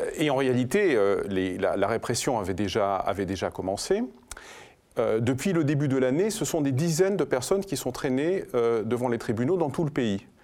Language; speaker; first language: French; non-native, fluent; Greek